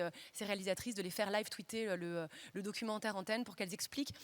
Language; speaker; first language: French; native; French